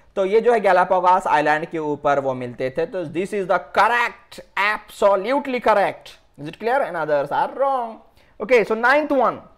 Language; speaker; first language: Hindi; non-native, local second language; Marathi